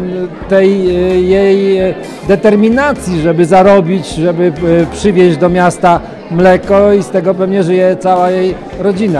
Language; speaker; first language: Polish; native; Polish